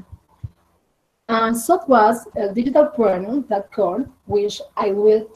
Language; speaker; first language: English; non-native, learner; Spanish